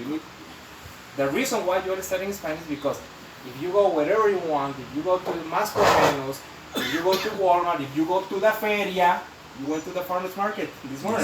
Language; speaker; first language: English; non-native, fluent; Spanish